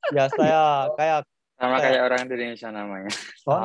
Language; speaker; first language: Indonesian; non-native, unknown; Korean